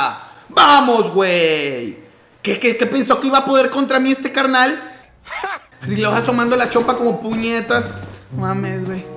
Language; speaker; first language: Spanish; native; Spanish